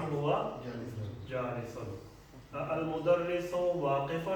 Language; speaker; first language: Arabic; non-native, fluent; Urdu